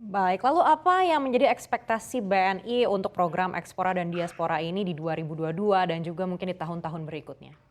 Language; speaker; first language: Indonesian; native; Indonesian